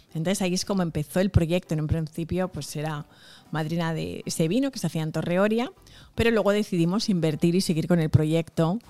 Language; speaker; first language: Spanish; early bilingual, other home language; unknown